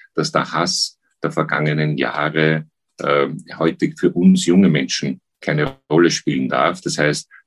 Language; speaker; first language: German; native; German